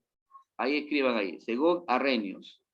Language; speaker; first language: Spanish; native; Spanish